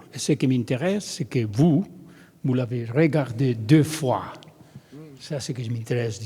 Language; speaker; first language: French; non-native, learner; Catalan